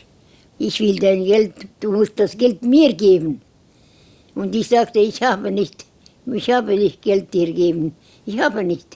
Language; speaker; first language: German; non-native, learner; Estonian